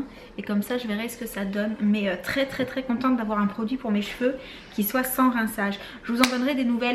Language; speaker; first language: French; native; French